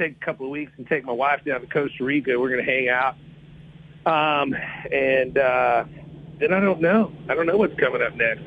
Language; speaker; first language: English; native; English